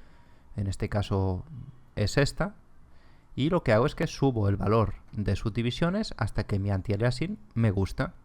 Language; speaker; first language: Spanish; native; Spanish